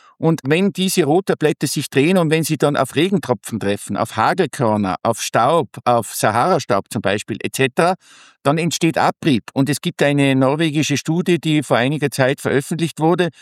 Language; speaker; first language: German; native; German